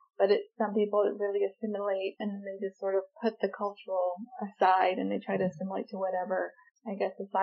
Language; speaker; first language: English; native; English